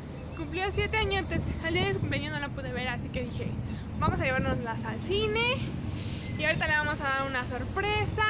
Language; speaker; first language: Spanish; native; Spanish